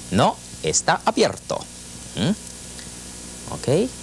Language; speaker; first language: Spanish; non-native, fluent; English